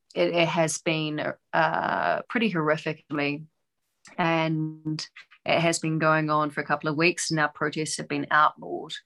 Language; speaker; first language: English; native; English